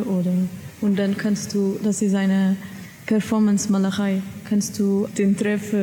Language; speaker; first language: German; non-native, learner; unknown